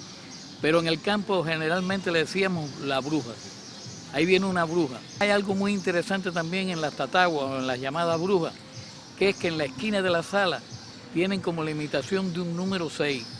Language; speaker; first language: Spanish; native; Spanish